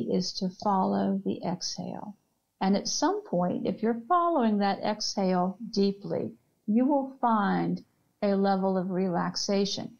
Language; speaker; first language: English; native; English